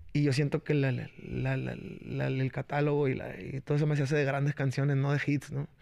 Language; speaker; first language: Spanish; native; Spanish